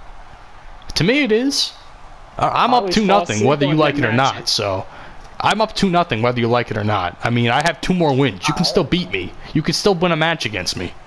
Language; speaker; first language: English; native; English